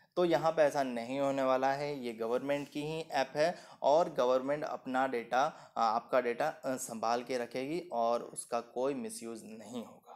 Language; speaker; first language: Hindi; non-native, local second language; Gujarati